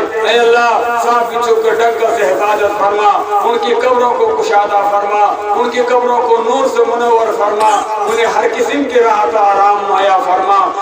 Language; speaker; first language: Urdu; non-native, local second language; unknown